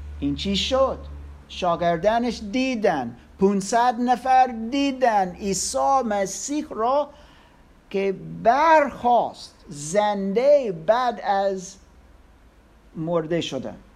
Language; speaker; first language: Persian; non-native, learner; English